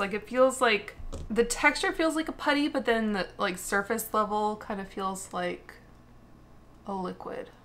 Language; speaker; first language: English; native; English